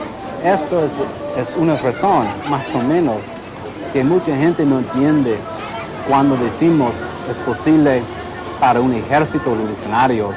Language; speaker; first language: Spanish; non-native, fluent; English